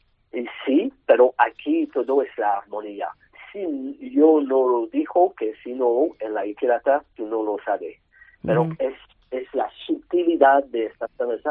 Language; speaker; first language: Spanish; non-native, learner; French